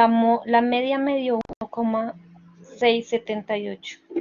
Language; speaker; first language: Spanish; native; Spanish